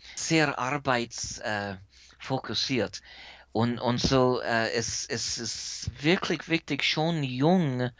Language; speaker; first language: German; non-native, fluent; English